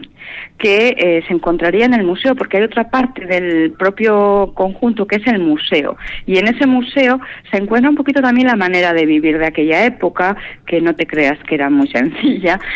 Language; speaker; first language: Spanish; native; Spanish